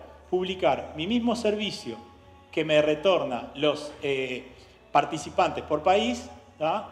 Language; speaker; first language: Spanish; native; Spanish